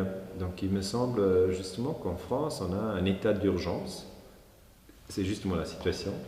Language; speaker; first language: French; non-native, local second language; German